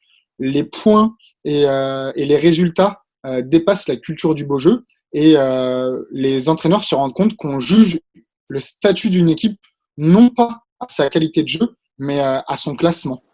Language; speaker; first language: French; native; French